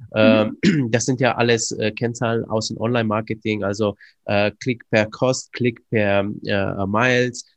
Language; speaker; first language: German; early bilingual, other home language; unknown